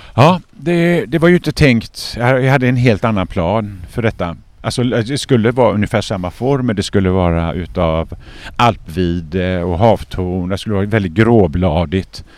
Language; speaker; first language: Swedish; native; Swedish